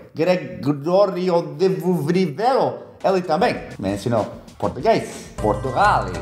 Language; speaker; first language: Portuguese; non-native, fluent; English